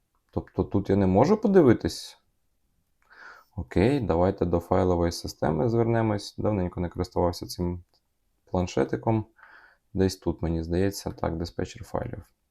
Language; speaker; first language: Ukrainian; non-native, local second language; Russian